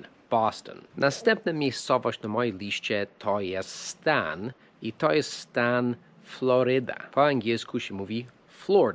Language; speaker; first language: Polish; non-native, fluent; English